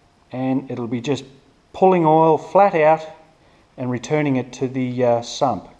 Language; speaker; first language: English; native; English